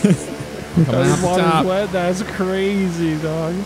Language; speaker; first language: English; native; English